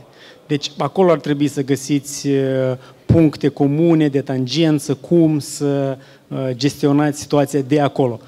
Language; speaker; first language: Romanian; native; Romanian